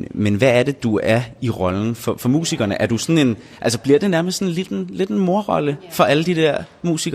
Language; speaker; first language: Danish; native; Danish